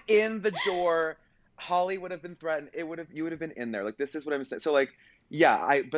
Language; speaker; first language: English; native; English